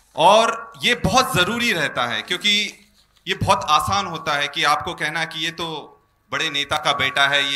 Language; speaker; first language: Hindi; native; Hindi